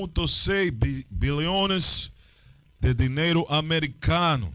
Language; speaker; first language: Portuguese; non-native, learner; Spanish